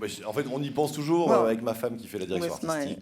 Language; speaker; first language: French; native; French